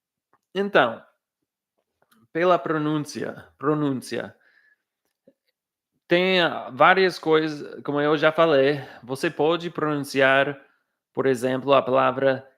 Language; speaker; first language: Portuguese; non-native, fluent; English